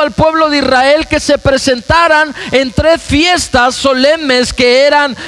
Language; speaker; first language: Spanish; native; Spanish